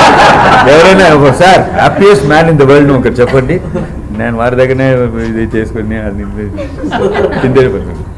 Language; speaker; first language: Telugu; non-native, local second language; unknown